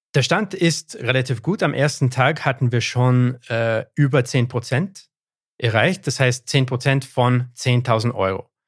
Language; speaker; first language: German; non-native, fluent; English